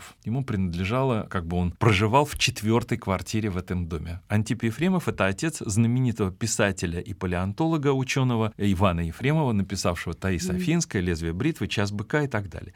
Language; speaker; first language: Russian; native; Russian